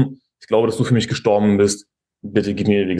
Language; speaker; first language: German; native; German